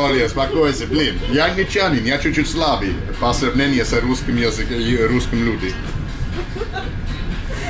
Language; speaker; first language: Russian; non-native, learner; English